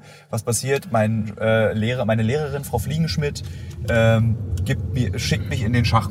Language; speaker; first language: German; native; German